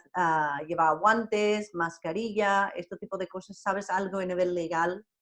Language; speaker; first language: Spanish; non-native, fluent; English